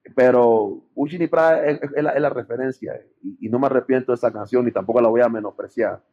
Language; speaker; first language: Spanish; native; Spanish